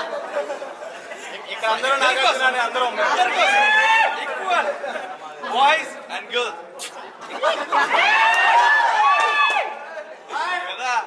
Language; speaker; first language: Telugu; non-native, learner; Hindi